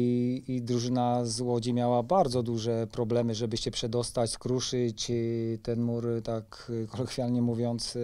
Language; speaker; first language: Polish; native; Polish